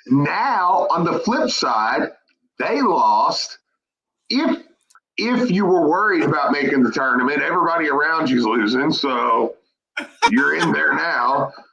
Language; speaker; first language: English; native; English